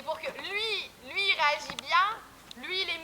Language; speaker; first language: French; native; French